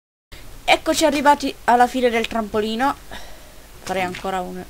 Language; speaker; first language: Italian; native; Italian